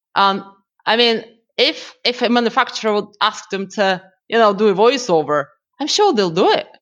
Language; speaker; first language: English; non-native, fluent; Russian